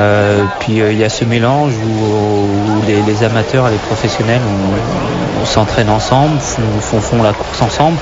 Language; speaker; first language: French; native; French